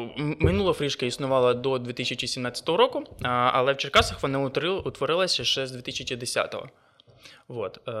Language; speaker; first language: Ukrainian; non-native, local second language; Russian